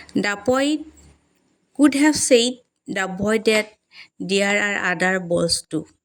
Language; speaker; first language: English; non-native, local second language; Assamese